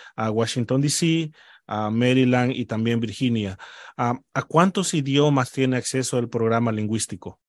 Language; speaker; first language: Spanish; native; Spanish